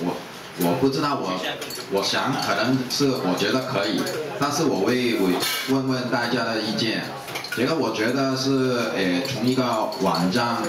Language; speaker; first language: Chinese; non-native, local second language; Cantonese